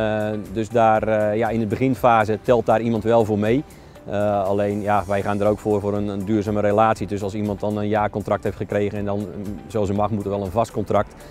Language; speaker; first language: Dutch; native; Dutch